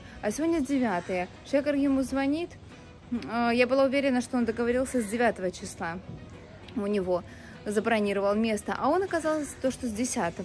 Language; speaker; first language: Russian; native; Russian